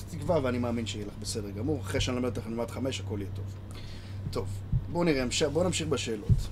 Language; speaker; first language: Hebrew; native; Hebrew